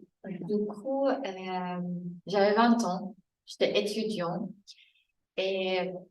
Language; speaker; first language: French; non-native, fluent; Arabic